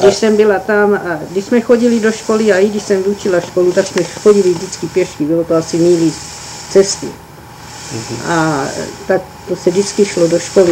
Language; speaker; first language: Czech; early bilingual, heritage; Czech